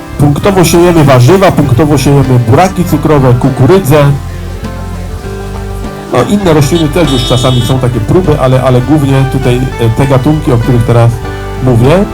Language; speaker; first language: Polish; native; Polish